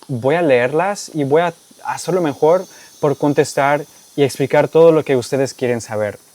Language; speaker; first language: Spanish; non-native, fluent; English